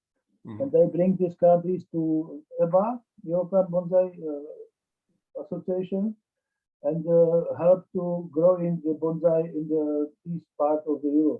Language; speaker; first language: English; non-native, learner; Czech